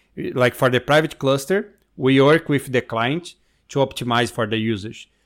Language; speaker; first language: English; non-native, fluent; Portuguese